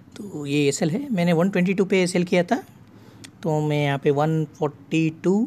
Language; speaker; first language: Hindi; non-native, local second language; Kannada